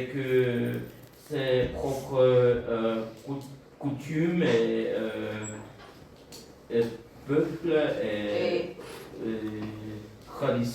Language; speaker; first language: French; non-native, learner; Bulgarian